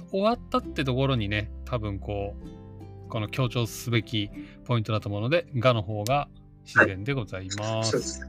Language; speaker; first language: Japanese; native; Japanese